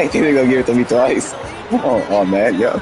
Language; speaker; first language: English; native; English